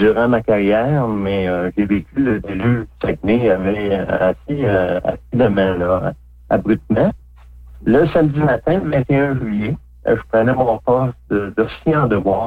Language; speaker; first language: French; native; French